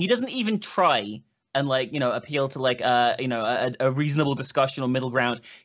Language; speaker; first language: English; native; English